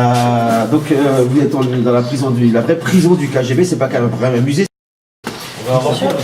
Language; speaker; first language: French; native; French